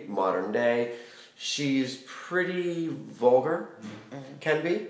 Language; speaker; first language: English; native; English